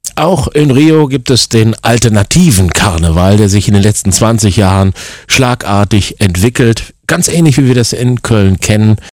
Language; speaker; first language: German; native; German